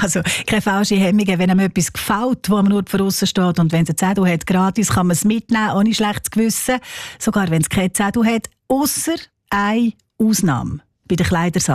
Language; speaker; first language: German; native; German